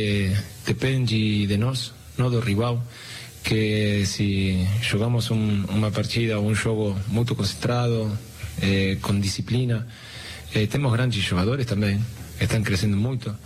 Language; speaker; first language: Portuguese; non-native, learner; Spanish